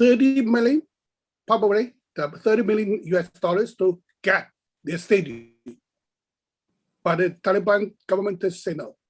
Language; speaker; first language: English; non-native, learner; Chinese